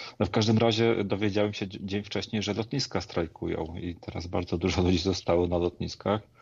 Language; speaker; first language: Polish; native; Polish